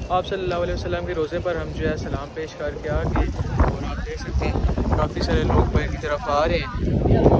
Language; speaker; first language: Urdu; non-native, local second language; Punjabi